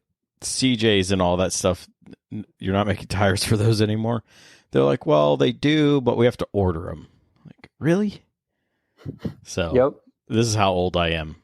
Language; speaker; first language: English; native; English